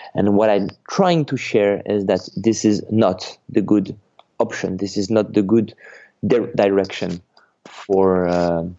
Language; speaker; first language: English; non-native, fluent; French